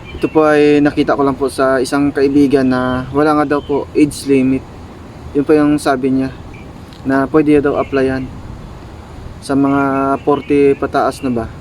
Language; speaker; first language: Filipino; native; Filipino